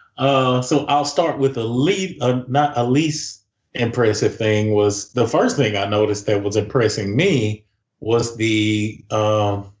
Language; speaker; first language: English; native; English